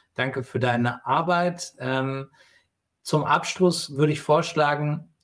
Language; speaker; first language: German; native; German